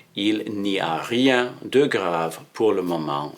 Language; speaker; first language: French; non-native, fluent; English